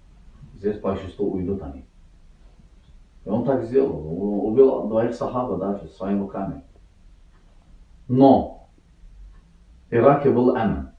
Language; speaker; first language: Russian; non-native, learner; Azerbaijani